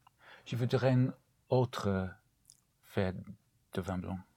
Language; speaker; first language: French; non-native, learner; English